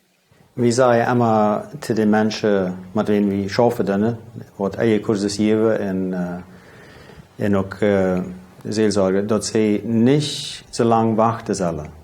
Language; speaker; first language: German; non-native, local second language; Plautdietsch